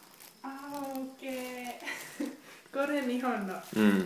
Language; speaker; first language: Japanese; non-native, learner; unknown